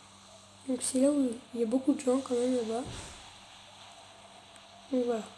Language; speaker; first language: French; native; French